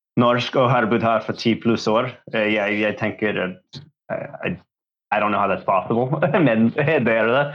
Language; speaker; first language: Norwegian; non-native, learner; English